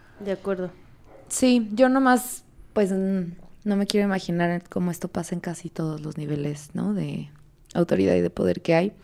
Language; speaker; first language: Spanish; native; Spanish